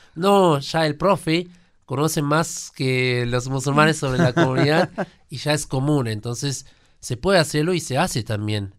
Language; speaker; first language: Spanish; non-native, fluent; German